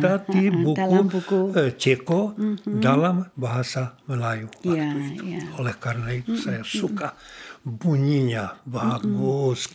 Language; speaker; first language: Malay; non-native, learner; Czech